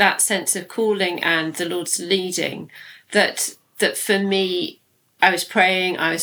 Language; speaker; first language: English; native; English